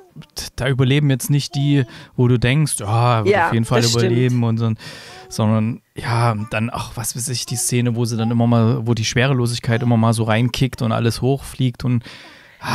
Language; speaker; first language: German; native; German